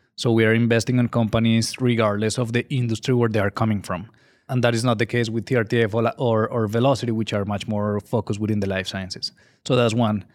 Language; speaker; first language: English; non-native, fluent; Spanish